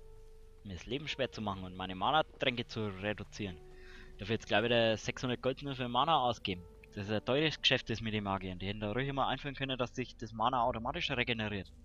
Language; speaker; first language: German; native; German